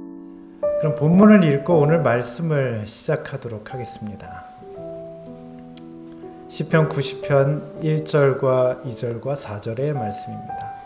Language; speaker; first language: Korean; native; Korean